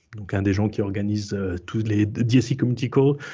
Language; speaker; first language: French; native; French